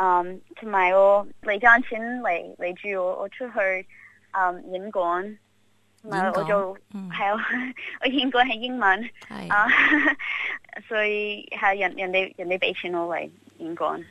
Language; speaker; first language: Cantonese; early bilingual, heritage; Cantonese